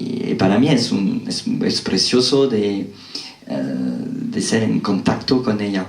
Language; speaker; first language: Spanish; non-native, fluent; French